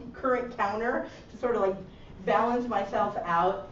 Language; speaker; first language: English; early bilingual, other home language; Spanish